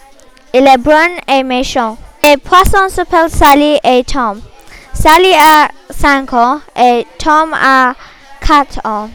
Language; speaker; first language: French; non-native, learner; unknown